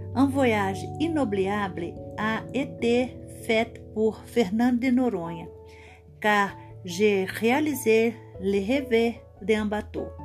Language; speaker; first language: French; non-native, learner; Portuguese